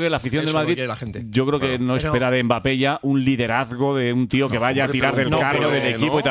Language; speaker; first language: Spanish; native; Spanish